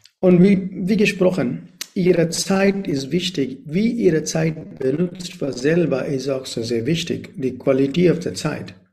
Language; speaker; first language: German; non-native, learner; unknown